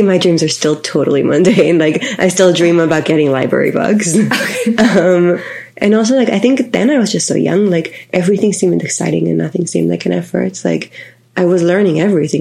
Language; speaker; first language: English; non-native, fluent; Hebrew